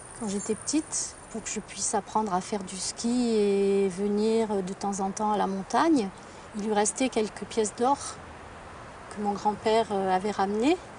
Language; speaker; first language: French; native; French